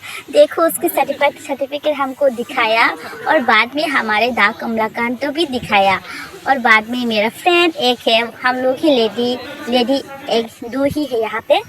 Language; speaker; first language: Hindi; non-native, local second language; Bodo